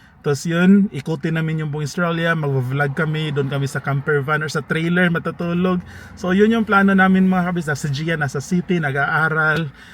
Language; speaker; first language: Filipino; non-native, local second language; Cebuano